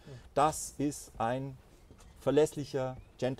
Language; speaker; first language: German; native; German